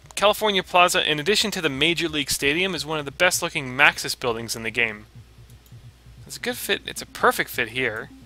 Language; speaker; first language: English; native; English